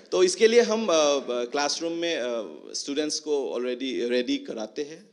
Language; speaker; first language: Hindi; non-native, local second language; Assamese